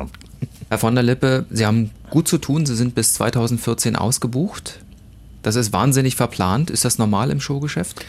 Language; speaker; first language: German; native; German